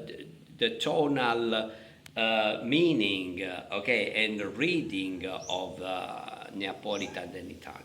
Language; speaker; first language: English; non-native, fluent; Italian